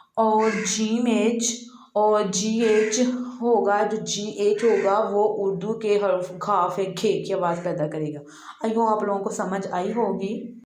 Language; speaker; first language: Urdu; native; Urdu